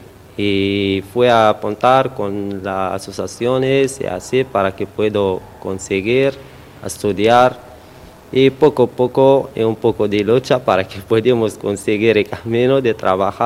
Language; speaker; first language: Spanish; non-native, learner; Arabic